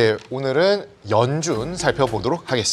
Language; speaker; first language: Korean; native; Korean